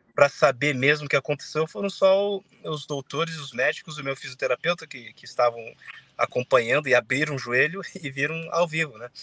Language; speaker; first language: Portuguese; native; Portuguese